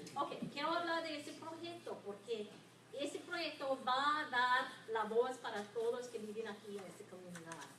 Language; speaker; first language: Spanish; non-native, learner; English